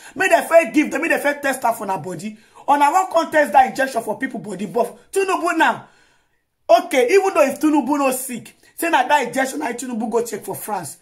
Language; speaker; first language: Nigerian Pidgin; native; Nigerian Pidgin